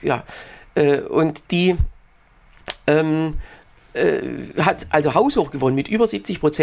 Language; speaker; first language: German; native; German